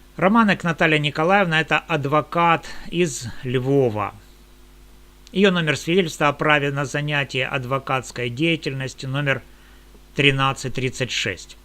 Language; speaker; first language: Russian; native; Russian